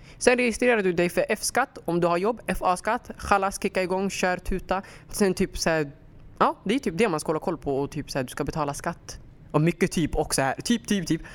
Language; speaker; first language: Swedish; early bilingual, other home language; Somali